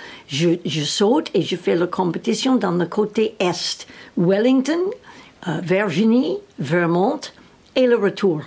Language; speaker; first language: French; non-native, learner; English